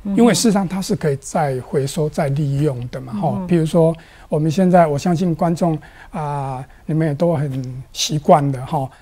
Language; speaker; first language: Chinese; native; Chinese